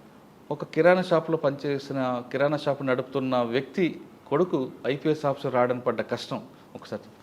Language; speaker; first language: Telugu; native; Telugu